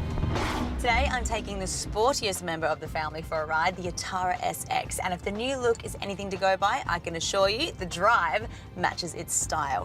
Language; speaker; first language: English; native; English